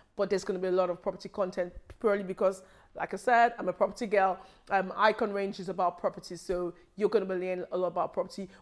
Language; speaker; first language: English; non-native, local second language; Yoruba